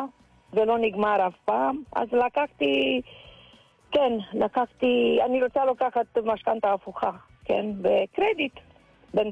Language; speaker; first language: Hebrew; non-native, fluent; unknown